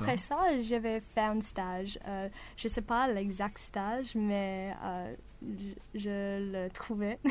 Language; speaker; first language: French; non-native, learner; English